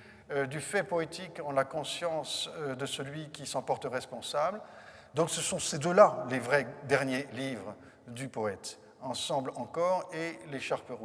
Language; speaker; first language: French; native; French